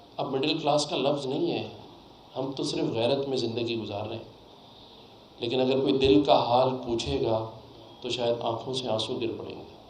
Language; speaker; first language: Urdu; native; Urdu